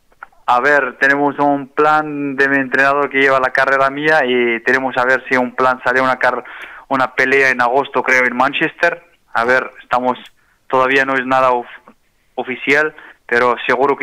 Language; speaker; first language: Spanish; non-native, fluent; Arabic